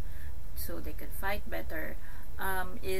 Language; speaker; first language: English; non-native, local second language; Filipino